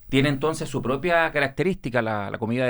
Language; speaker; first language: Spanish; native; Spanish